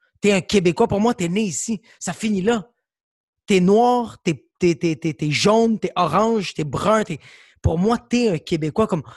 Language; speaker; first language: French; native; French